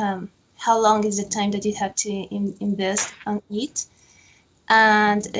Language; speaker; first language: English; non-native, fluent; Spanish